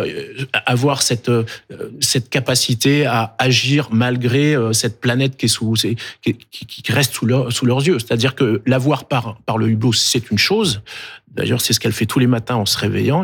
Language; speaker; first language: French; native; French